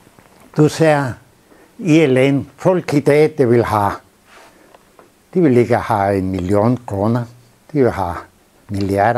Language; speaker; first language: Danish; non-native, fluent; Spanish